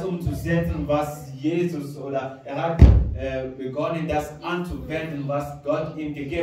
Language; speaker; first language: German; non-native, fluent; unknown